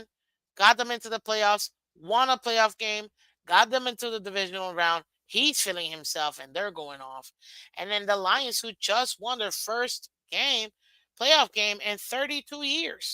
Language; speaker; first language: English; native; English